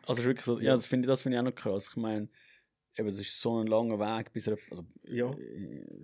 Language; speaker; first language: German; native; German